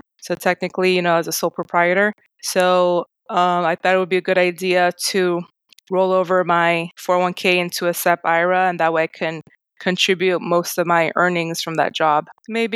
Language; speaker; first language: English; native; English